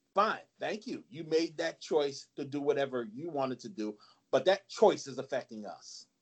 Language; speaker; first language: English; native; English